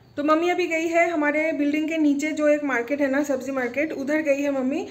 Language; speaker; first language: Hindi; non-native, local second language; Bangla